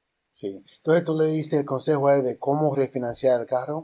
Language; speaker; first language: Spanish; native; Spanish